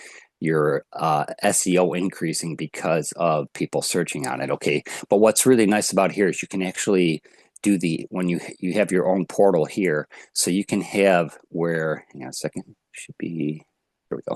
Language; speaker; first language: English; native; English